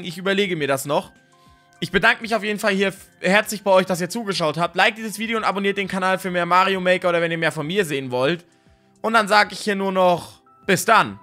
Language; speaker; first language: German; native; German